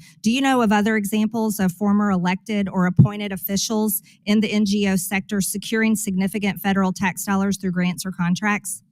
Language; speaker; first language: English; native; English